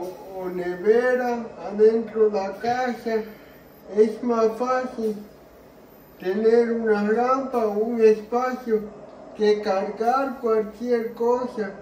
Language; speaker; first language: Spanish; early bilingual, heritage; Spanish